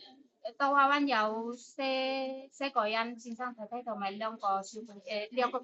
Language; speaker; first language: Cantonese; non-native, learner; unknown